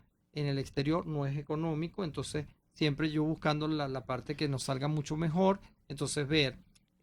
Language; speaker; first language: Spanish; native; Spanish